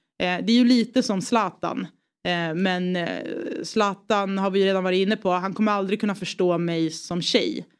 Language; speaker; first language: Swedish; early bilingual, other home language; Persian